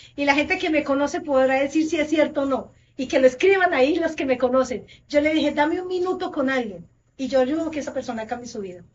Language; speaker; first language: Spanish; native; Spanish